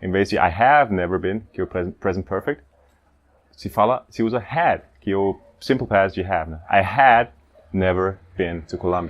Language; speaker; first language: Portuguese; non-native, fluent; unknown